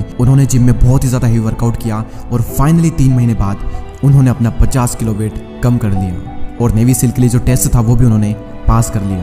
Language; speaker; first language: Hindi; native; Hindi